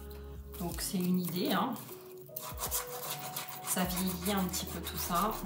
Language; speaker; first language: French; native; French